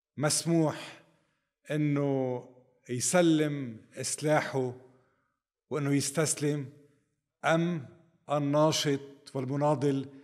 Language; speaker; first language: Arabic; native; Arabic